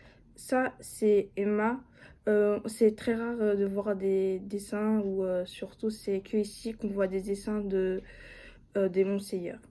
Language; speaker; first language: French; non-native, fluent; Japanese